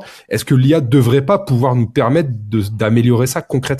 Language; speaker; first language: French; native; French